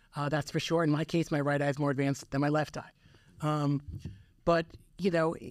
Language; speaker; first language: English; native; English